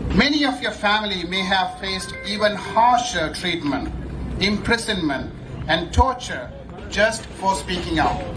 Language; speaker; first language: English; non-native, local second language; Tamil